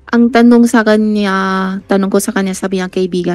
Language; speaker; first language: Filipino; non-native, learner; Chinese